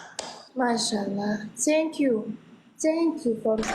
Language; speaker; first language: English; non-native, learner; Uzbek